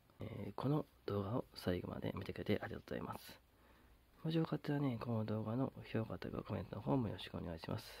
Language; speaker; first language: Japanese; native; Japanese